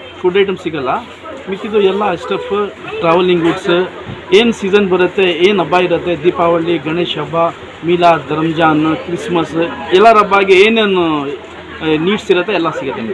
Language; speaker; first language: Kannada; non-native, local second language; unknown